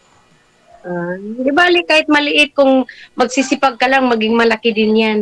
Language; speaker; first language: Filipino; non-native, local second language; Cebuano